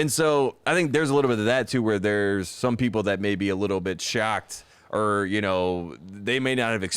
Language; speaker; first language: English; native; English